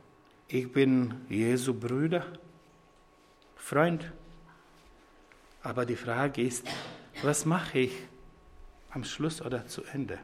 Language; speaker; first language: German; non-native, fluent; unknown